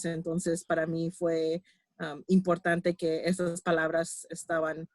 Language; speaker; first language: Spanish; early bilingual, heritage; Spanish